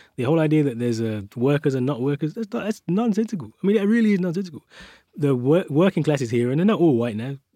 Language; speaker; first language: English; native; English